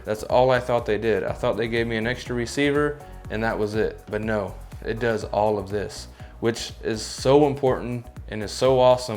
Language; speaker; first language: English; native; English